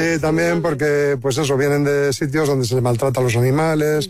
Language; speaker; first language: Spanish; native; Spanish